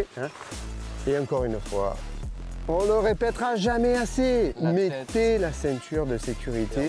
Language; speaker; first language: French; native; French